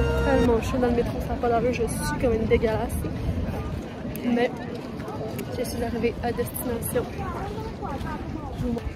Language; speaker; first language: French; native; French